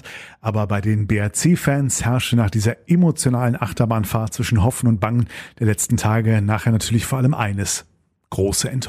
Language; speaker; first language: German; native; German